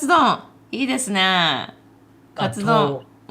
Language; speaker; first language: Japanese; native; Japanese